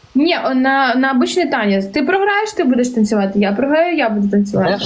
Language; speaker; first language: Ukrainian; native; Ukrainian